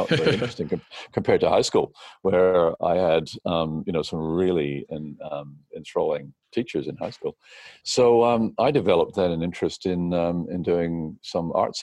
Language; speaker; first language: English; native; English